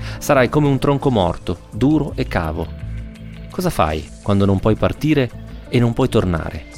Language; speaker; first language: Italian; native; Italian